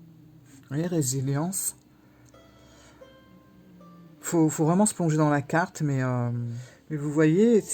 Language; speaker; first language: French; native; French